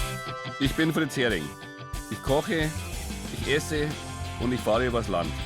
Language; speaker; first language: German; native; German